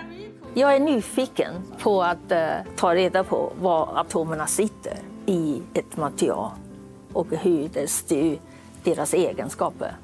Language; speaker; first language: Swedish; non-native, fluent; Chinese